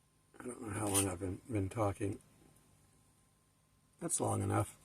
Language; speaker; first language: English; native; English